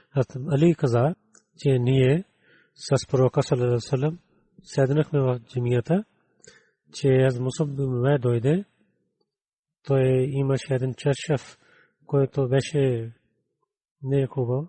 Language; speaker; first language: Bulgarian; non-native, learner; Urdu